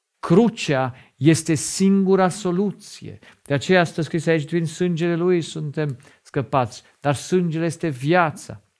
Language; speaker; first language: Romanian; non-native, fluent; German